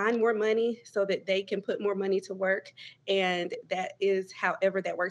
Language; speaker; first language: English; native; English